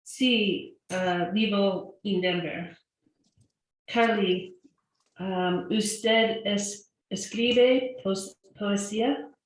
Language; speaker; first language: Spanish; non-native, learner; English